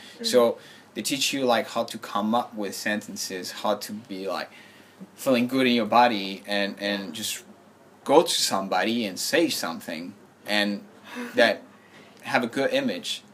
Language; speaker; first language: English; non-native, fluent; French